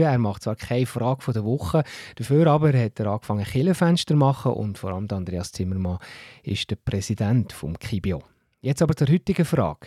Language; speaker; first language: German; native; German